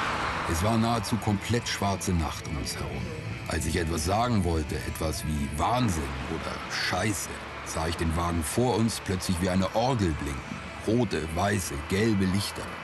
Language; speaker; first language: German; native; German